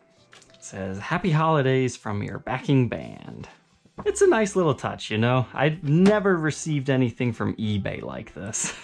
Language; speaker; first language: English; native; English